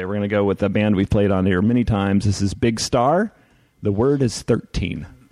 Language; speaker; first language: English; native; English